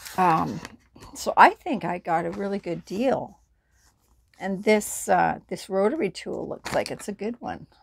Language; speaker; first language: English; native; English